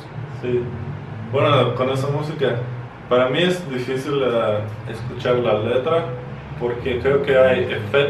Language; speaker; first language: Spanish; non-native, fluent; Russian